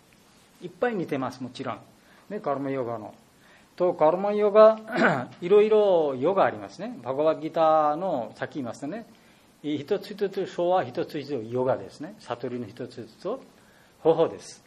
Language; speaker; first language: Japanese; non-native, learner; Bangla